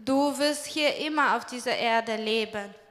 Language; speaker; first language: German; non-native, fluent; Russian